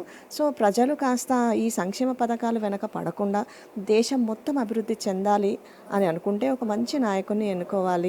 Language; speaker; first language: Telugu; native; Telugu